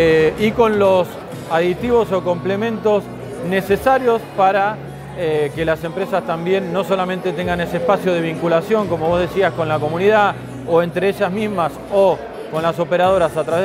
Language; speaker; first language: Spanish; native; Spanish